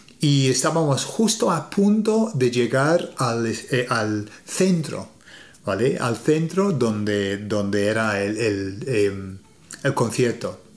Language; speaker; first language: Spanish; non-native, fluent; English